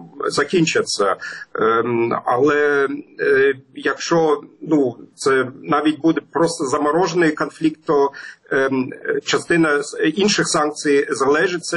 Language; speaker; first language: Ukrainian; non-native, fluent; German